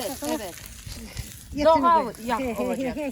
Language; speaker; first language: Turkish; non-native, learner; Russian